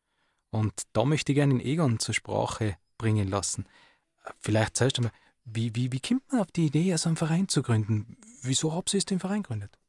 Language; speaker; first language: German; native; German